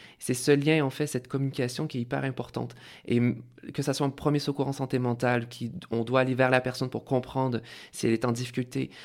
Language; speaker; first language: French; native; French